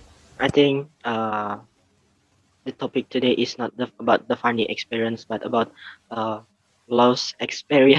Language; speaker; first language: English; non-native, learner; Indonesian